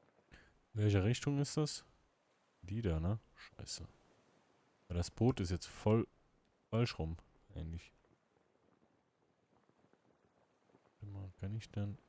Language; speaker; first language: German; native; German